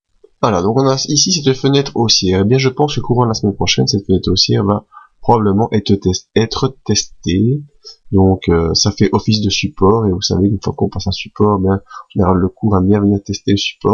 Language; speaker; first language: French; native; French